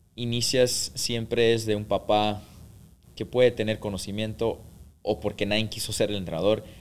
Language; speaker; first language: Spanish; early bilingual, heritage; Spanish